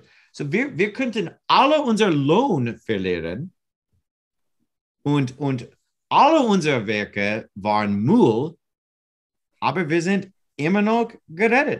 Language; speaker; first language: German; non-native, fluent; English